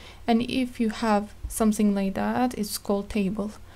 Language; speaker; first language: English; non-native, fluent; Azerbaijani